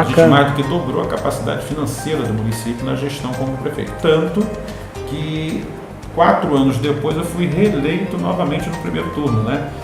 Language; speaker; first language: Portuguese; native; Portuguese